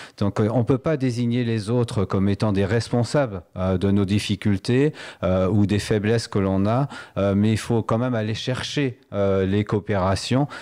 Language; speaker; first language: French; native; French